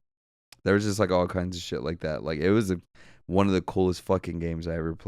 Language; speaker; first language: English; native; English